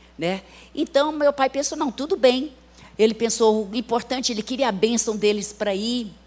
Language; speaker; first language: Portuguese; early bilingual, other home language; English